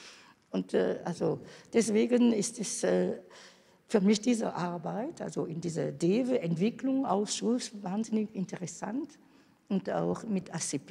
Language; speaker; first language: German; non-native, fluent; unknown